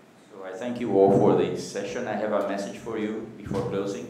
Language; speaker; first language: English; non-native, fluent; Portuguese